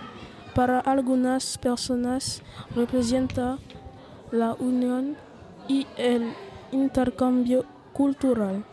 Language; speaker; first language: Spanish; non-native, learner; French